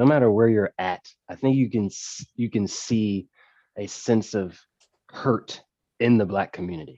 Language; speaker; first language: English; native; English